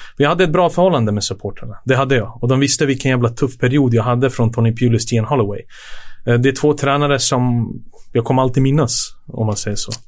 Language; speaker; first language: Swedish; early bilingual, other home language; Serbian